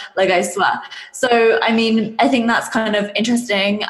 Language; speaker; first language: English; native; English